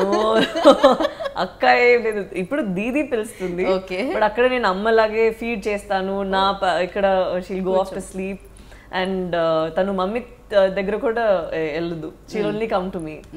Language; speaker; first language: Telugu; non-native, learner; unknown